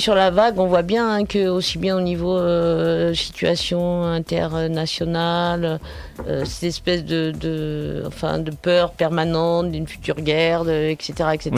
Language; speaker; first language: French; native; French